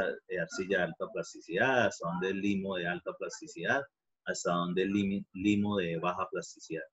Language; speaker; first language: Spanish; native; Spanish